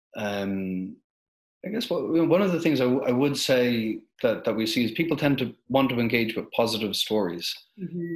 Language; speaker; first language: English; native; English